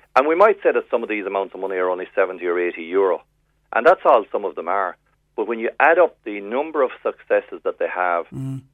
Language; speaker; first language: English; native; English